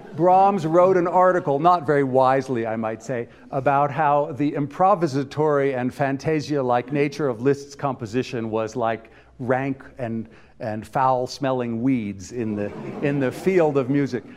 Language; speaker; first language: English; native; English